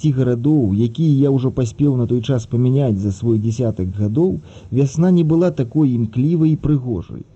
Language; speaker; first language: Belarusian; early bilingual, other home language; Russian